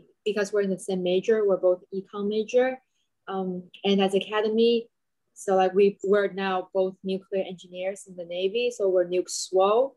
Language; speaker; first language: English; non-native, fluent; Chinese